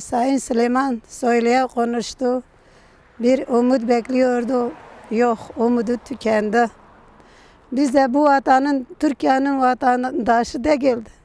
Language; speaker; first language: Turkish; non-native, local second language; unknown